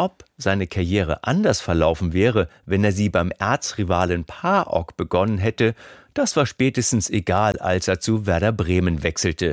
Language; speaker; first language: German; native; German